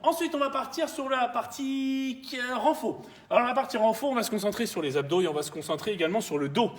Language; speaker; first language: French; native; French